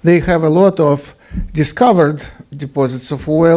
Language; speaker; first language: English; non-native, fluent; Russian